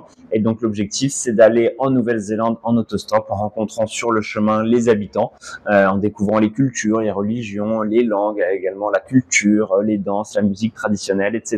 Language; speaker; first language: French; native; French